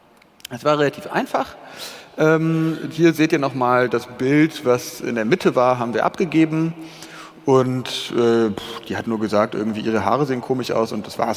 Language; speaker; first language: German; native; German